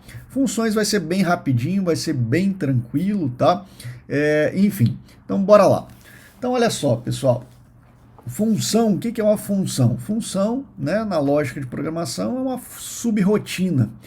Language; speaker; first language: Portuguese; native; Portuguese